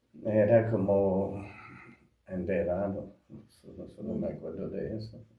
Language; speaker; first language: Spanish; non-native, fluent; French